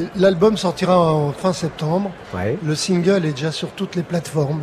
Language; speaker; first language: French; native; French